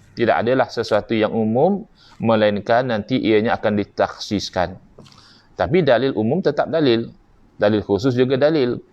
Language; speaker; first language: Malay; native; Malay